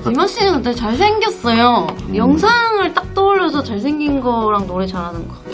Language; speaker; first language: Korean; native; Korean